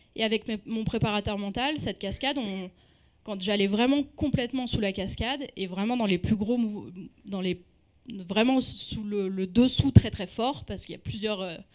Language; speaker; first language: French; native; French